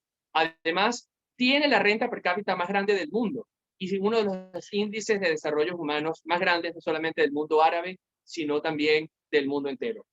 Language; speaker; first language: Spanish; native; Spanish